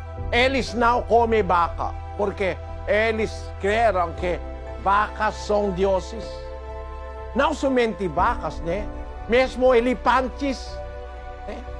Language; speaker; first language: Portuguese; non-native, local second language; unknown